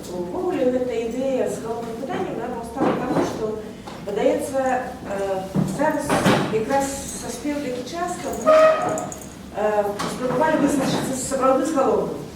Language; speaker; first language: Belarusian; non-native, local second language; Russian